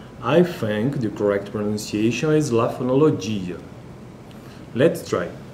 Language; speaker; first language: English; non-native, learner; Portuguese